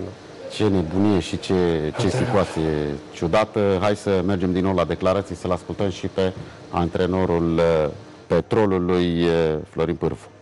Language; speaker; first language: Romanian; native; Romanian